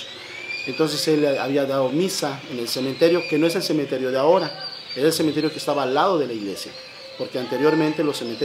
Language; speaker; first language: Spanish; native; Spanish